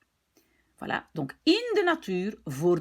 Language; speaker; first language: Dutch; non-native, fluent; French